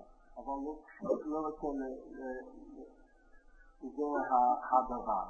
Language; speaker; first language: Hebrew; non-native, fluent; English